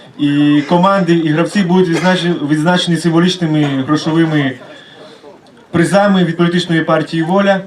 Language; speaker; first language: Ukrainian; native; Ukrainian